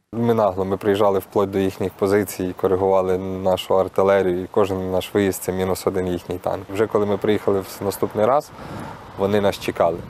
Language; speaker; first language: Ukrainian; native; Ukrainian